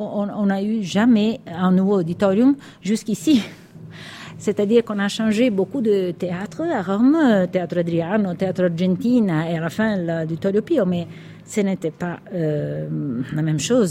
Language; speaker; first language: French; non-native, fluent; Italian